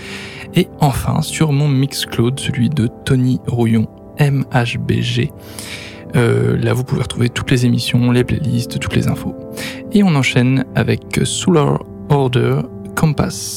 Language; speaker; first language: French; native; French